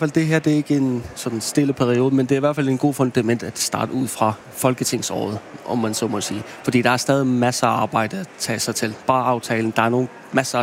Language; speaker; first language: Danish; non-native, local second language; Kalaallisut